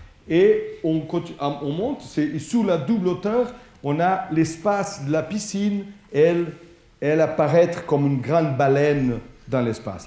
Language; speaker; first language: French; non-native, fluent; Portuguese